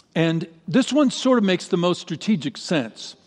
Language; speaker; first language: English; native; English